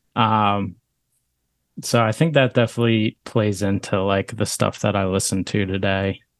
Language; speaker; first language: English; native; English